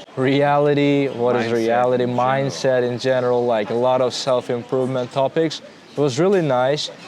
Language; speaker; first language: English; non-native, fluent; Azerbaijani